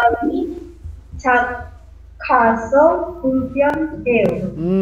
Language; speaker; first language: Korean; non-native, learner; Indonesian